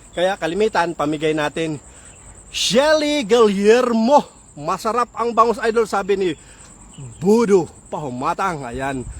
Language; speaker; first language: Filipino; non-native, local second language; Waray